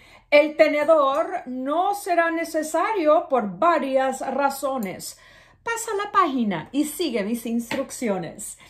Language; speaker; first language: Spanish; early bilingual, other home language; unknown